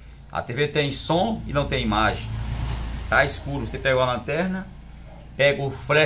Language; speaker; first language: Portuguese; native; Portuguese